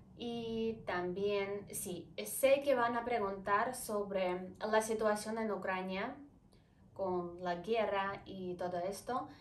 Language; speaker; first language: Spanish; non-native, fluent; Ukrainian